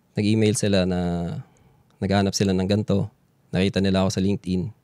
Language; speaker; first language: Filipino; non-native, local second language; Cebuano